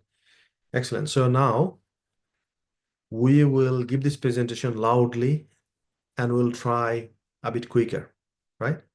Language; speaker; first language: English; non-native, fluent; Bangla